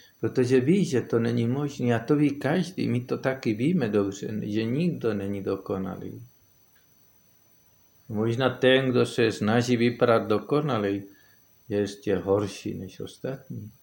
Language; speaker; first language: Czech; non-native, fluent; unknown